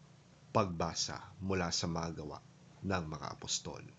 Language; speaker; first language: Filipino; native; Filipino